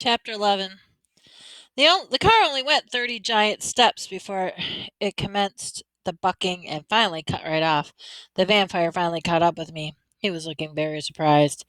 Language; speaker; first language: English; native; English